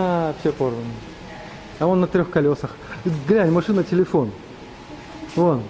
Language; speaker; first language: Russian; native; Russian